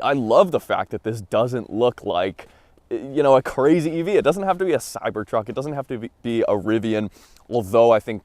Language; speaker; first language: English; native; English